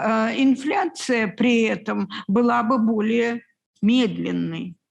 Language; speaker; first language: Russian; native; Russian